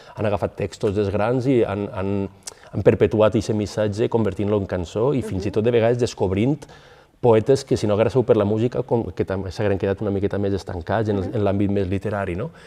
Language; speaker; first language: Catalan; native; Catalan